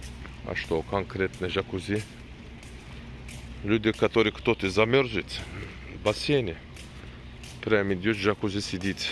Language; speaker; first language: Russian; non-native, learner; Turkish